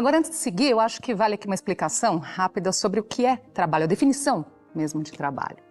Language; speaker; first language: Portuguese; native; Portuguese